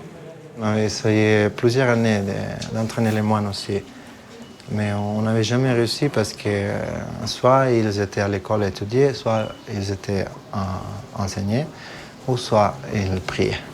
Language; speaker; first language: French; non-native, fluent; Italian